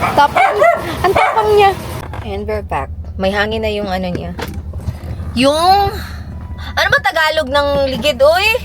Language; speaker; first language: Filipino; non-native, local second language; Cebuano